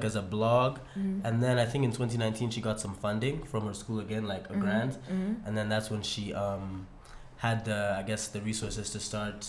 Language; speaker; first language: English; non-native, local second language; Ganda